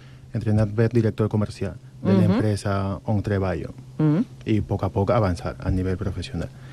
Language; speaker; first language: Catalan; non-native, fluent; Spanish